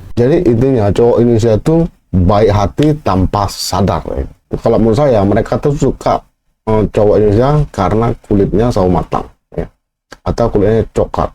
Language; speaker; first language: Indonesian; native; Indonesian